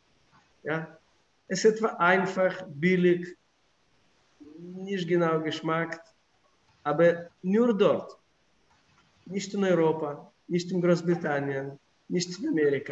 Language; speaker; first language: German; non-native, fluent; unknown